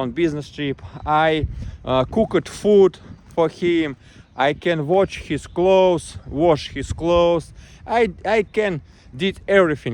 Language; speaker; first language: English; non-native, learner; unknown